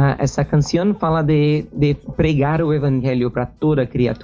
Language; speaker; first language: Spanish; non-native, learner; Portuguese